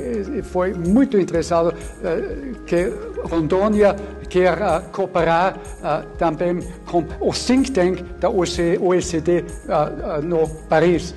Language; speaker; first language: Portuguese; non-native, fluent; German